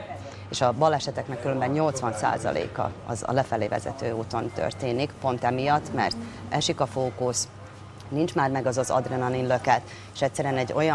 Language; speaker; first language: Hungarian; native; Hungarian